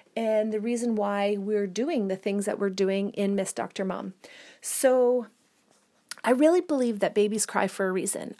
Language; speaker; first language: English; native; English